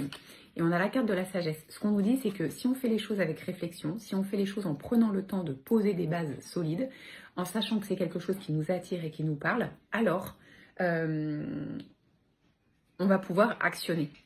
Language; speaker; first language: French; native; French